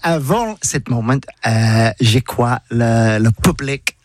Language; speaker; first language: French; non-native, learner; English